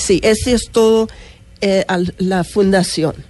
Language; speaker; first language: Spanish; non-native, learner; English